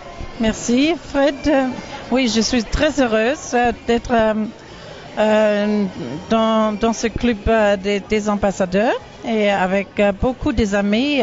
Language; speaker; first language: French; non-native, learner; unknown